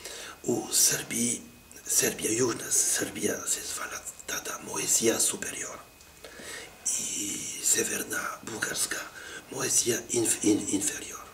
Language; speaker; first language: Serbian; non-native, fluent; French